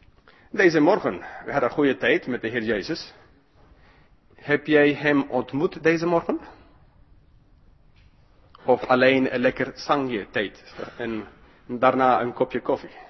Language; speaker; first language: Dutch; non-native, fluent; English